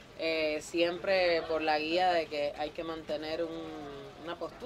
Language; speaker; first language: Spanish; native; Spanish